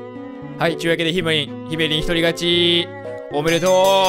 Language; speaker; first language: Japanese; native; Japanese